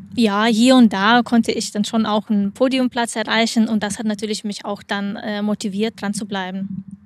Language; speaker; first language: German; non-native, fluent; Lithuanian